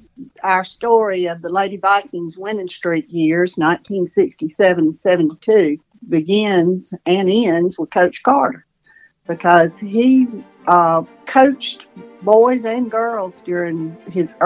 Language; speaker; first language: English; native; English